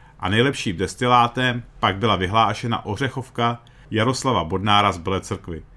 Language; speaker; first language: Czech; early bilingual, heritage; Czech